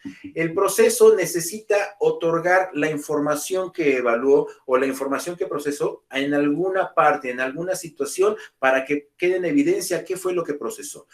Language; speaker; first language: Spanish; native; Spanish